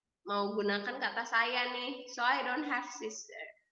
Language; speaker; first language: English; non-native, fluent; Indonesian